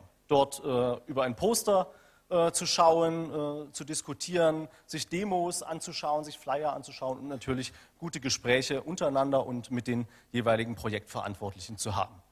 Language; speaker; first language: German; native; German